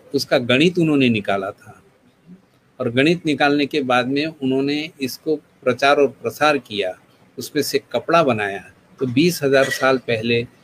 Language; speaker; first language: Hindi; non-native, local second language; Gujarati